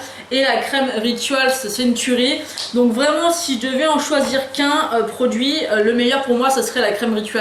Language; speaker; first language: French; native; French